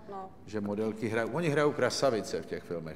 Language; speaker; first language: Czech; native; Czech